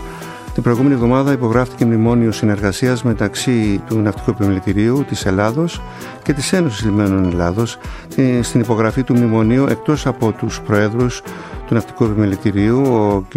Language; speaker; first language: Greek; native; Greek